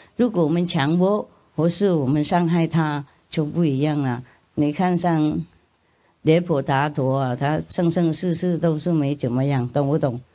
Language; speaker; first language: Chinese; non-native, fluent; Vietnamese